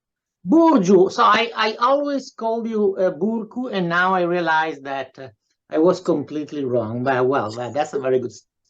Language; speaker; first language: English; non-native, fluent; Italian